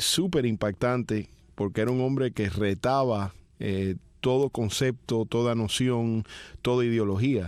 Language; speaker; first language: Spanish; early bilingual, heritage; Spanish